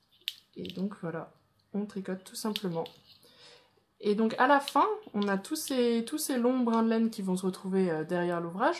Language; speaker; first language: French; native; French